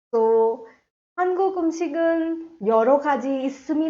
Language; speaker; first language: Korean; non-native, fluent; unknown